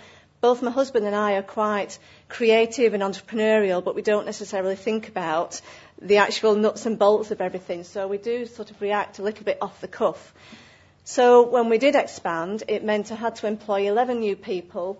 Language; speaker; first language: English; native; English